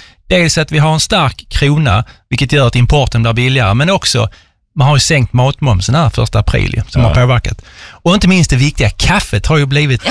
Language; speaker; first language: Swedish; native; Swedish